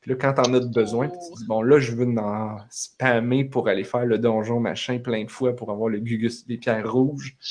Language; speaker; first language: French; native; French